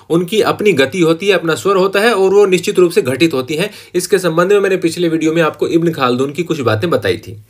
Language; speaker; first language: Hindi; native; Hindi